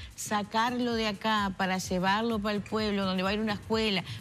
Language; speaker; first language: Spanish; native; Spanish